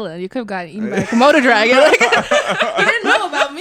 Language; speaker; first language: English; early bilingual, other home language; Indonesian